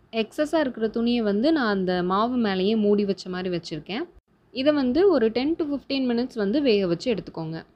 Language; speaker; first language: Tamil; native; Tamil